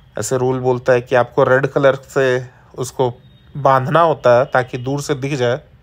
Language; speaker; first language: Hindi; native; Hindi